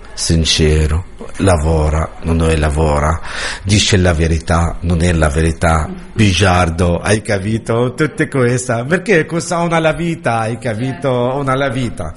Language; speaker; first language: Italian; non-native, learner; Arabic